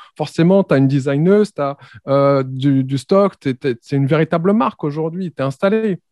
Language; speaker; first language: French; native; French